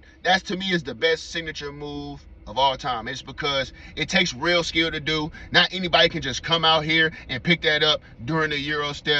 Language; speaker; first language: English; native; English